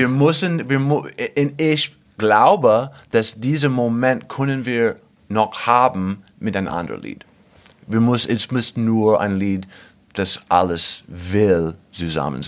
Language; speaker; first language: German; non-native, fluent; English